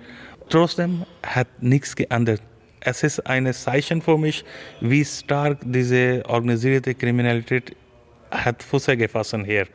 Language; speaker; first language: German; non-native, fluent; Urdu